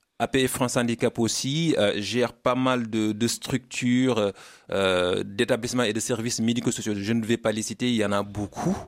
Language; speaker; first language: French; non-native, local second language; Wolof